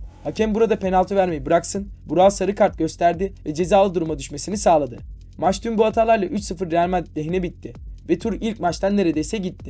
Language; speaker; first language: Turkish; native; Turkish